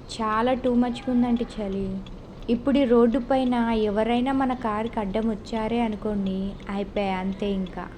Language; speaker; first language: Telugu; native; Telugu